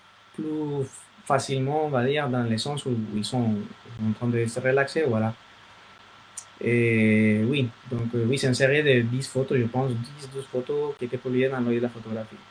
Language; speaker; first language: French; non-native, fluent; Spanish